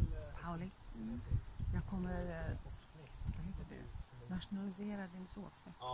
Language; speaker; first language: Swedish; non-native, fluent; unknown